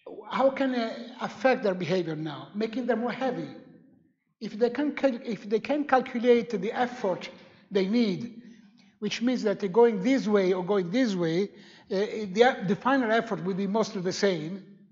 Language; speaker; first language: English; non-native, fluent; Italian